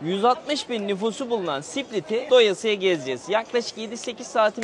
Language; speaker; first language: Turkish; native; Turkish